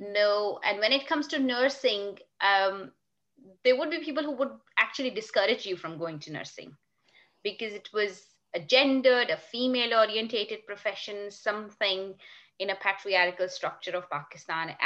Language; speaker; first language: English; non-native, local second language; Urdu